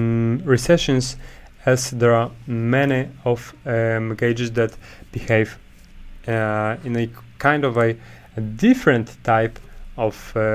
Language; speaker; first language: English; non-native, fluent; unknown